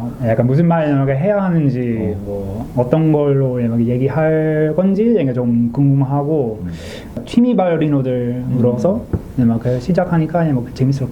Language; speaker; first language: Korean; non-native, learner; English